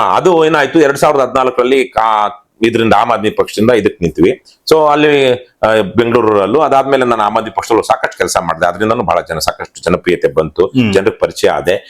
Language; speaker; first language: Kannada; native; Kannada